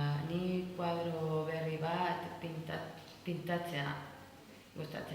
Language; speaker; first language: Basque; non-native, learner; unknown